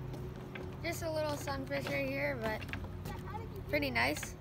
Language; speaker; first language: English; native; English